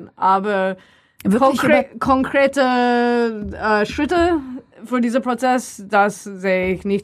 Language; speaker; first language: German; non-native, learner; English